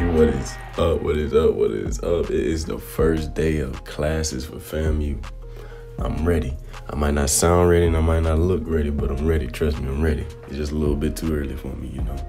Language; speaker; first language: English; native; English